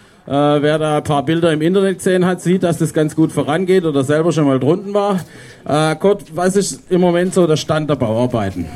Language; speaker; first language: German; native; German